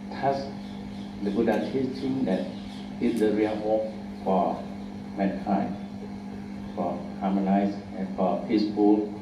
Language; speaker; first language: English; non-native, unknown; Thai